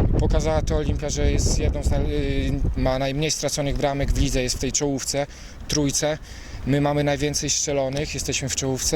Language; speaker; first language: Polish; native; Polish